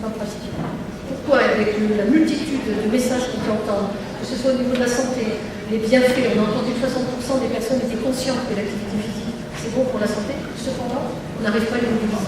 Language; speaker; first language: French; native; French